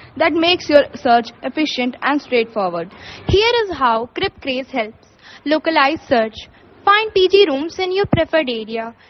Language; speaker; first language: English; non-native, local second language; Hindi